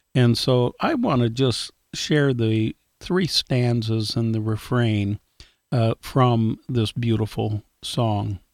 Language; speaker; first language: English; native; English